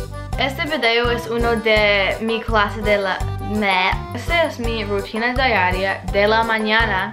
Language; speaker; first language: Spanish; non-native, learner; English